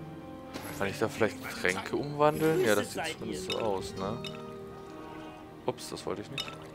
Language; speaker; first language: German; native; German